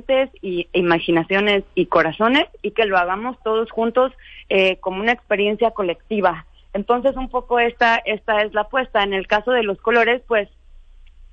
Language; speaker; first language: Spanish; native; Spanish